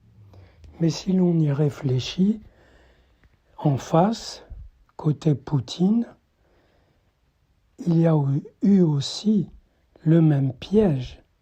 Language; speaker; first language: French; native; French